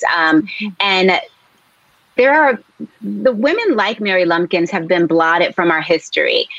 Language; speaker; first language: English; native; English